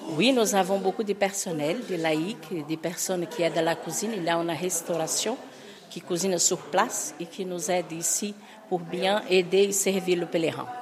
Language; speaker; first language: French; non-native, fluent; Portuguese